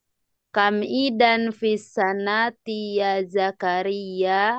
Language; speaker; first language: Arabic; non-native, learner; Indonesian